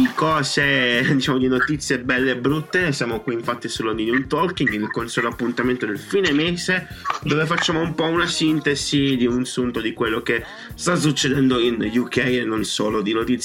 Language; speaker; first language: Italian; native; Italian